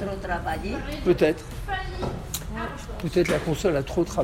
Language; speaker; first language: French; native; French